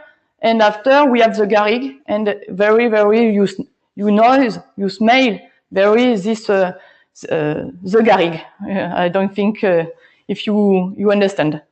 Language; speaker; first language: English; non-native, learner; French